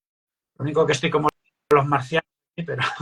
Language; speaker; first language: Spanish; native; Spanish